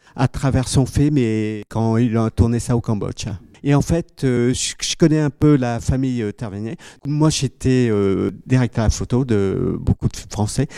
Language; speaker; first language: French; early bilingual, other home language; Khmer